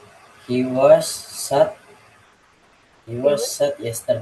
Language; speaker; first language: English; non-native, learner; Indonesian